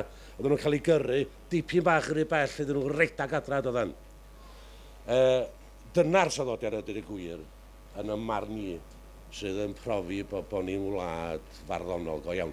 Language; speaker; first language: Welsh; native; Welsh